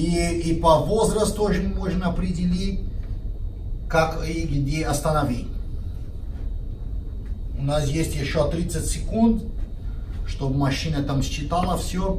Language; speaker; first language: Russian; non-native, fluent; Portuguese